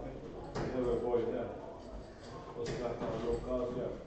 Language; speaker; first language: English; non-native, learner; Norwegian